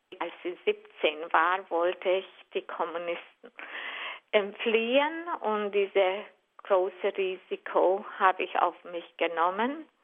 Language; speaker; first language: German; non-native, fluent; Hungarian